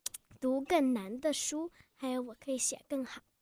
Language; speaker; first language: Chinese; early bilingual, heritage; Chinese